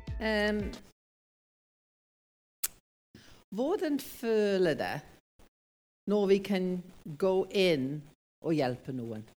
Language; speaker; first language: Norwegian; non-native, fluent; English